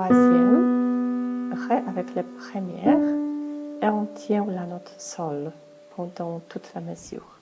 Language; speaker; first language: French; non-native, fluent; Polish